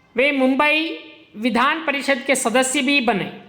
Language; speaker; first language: Hindi; non-native, local second language; Kannada